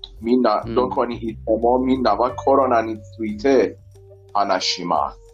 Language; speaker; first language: Japanese; non-native, learner; Persian